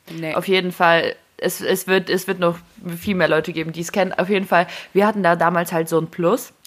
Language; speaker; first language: German; early bilingual, other home language; Russian